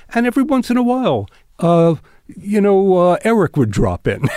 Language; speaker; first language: English; native; English